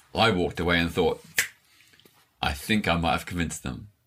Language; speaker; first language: English; native; English